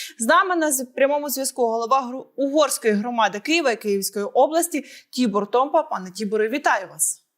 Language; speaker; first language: Ukrainian; native; Ukrainian